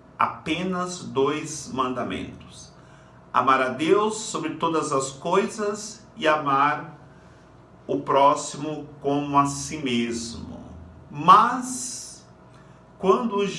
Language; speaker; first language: Portuguese; native; Portuguese